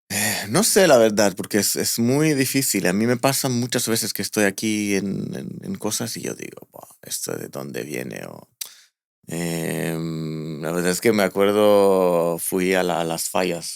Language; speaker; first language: Spanish; non-native, fluent; Hebrew